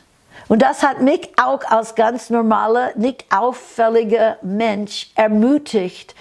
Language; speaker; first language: German; non-native, fluent; English